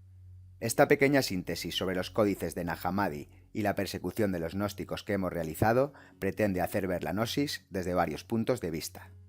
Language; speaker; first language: Spanish; native; Spanish